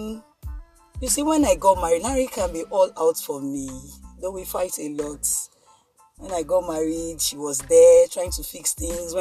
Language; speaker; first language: English; non-native, local second language; Yoruba